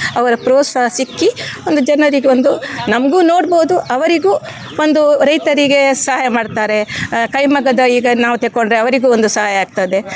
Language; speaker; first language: Kannada; native; Kannada